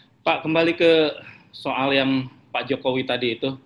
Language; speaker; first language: Indonesian; native; Indonesian